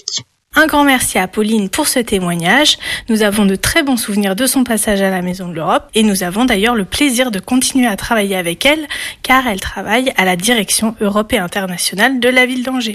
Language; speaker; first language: French; native; French